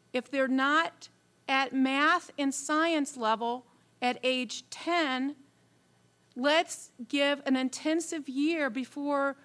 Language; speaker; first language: English; native; English